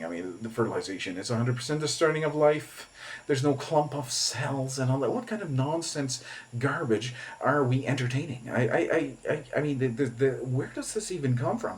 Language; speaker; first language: English; native; English